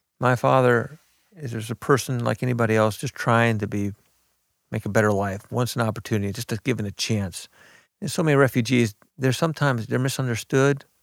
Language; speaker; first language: English; early bilingual, other home language; Arabic